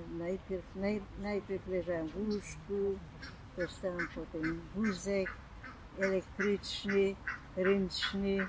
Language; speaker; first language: Polish; non-native, local second language; German